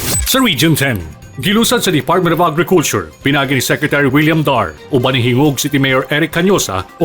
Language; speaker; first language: Cebuano; native; Cebuano